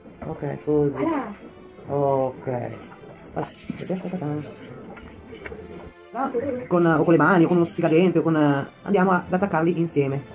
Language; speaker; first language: Italian; native; Italian